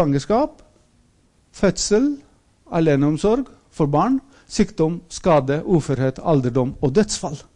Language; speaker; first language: Norwegian; non-native, fluent; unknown